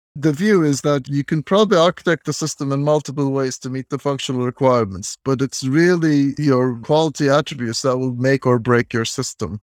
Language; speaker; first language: English; non-native, fluent; Turkish